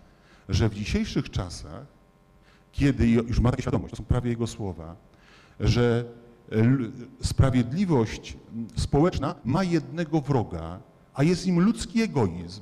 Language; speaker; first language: Polish; native; Polish